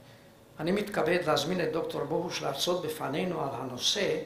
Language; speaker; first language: Hebrew; non-native, fluent; Hungarian